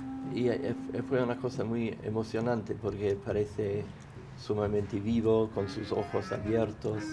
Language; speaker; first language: Spanish; non-native, fluent; English